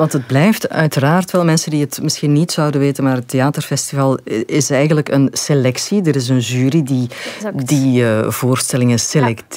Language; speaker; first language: Dutch; native; Dutch